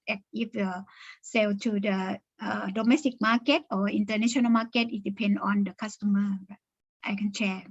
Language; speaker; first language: English; non-native, learner; Thai